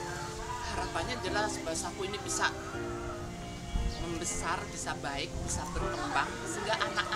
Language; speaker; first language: Indonesian; native; Indonesian